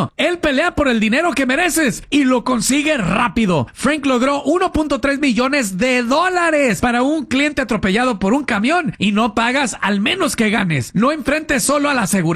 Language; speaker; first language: Spanish; native; Spanish